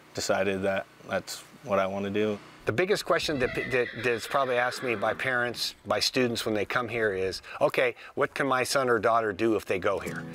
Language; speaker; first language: English; native; English